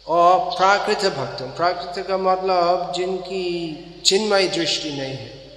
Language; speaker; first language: Hindi; non-native, fluent; English